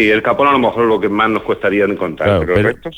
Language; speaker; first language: Spanish; native; Spanish